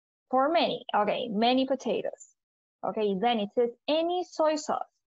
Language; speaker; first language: English; non-native, fluent; Spanish